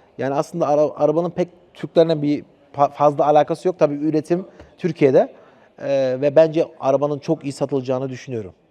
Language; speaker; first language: Turkish; early bilingual, heritage; Turkish